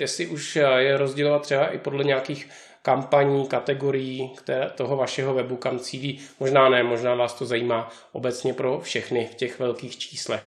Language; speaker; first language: Czech; native; Czech